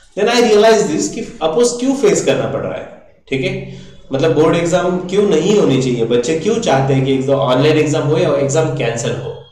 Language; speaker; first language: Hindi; non-native, local second language; Marathi